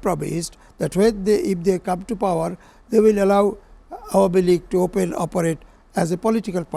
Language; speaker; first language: English; non-native, local second language; Bangla